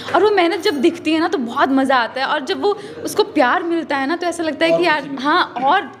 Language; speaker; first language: Hindi; native; Hindi